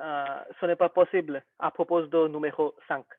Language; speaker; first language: French; non-native, learner; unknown